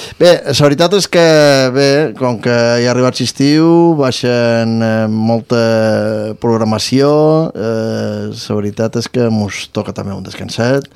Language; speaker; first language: Catalan; native; Catalan